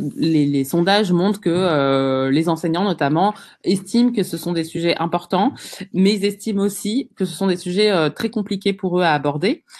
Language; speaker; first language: French; native; French